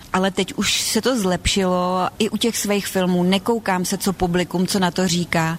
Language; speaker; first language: Czech; native; Czech